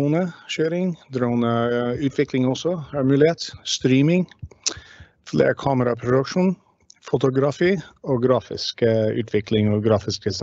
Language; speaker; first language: Norwegian; non-native, fluent; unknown